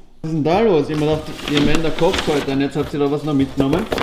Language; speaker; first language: German; native; German